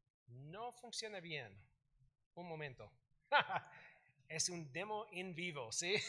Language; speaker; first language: Spanish; non-native, learner; English